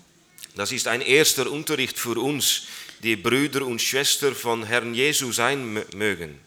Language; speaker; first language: German; non-native, learner; Dutch